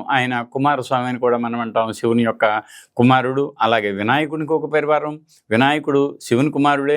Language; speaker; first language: Telugu; native; Telugu